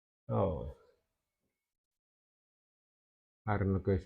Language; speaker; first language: English; non-native, learner; Indonesian